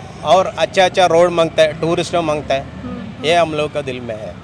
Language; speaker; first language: Hindi; non-native, local second language; Malayalam